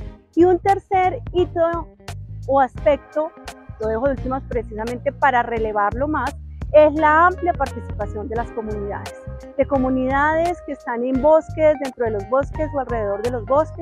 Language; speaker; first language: Spanish; native; Spanish